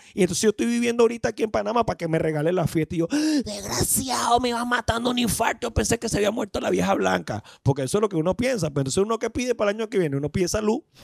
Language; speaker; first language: Spanish; native; Spanish